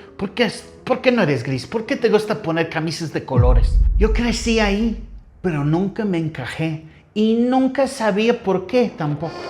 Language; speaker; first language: Spanish; non-native, fluent; English